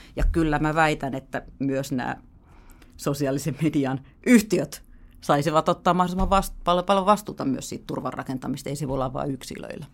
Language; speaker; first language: Finnish; native; Finnish